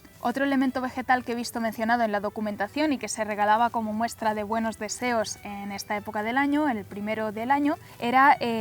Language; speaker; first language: Spanish; native; Spanish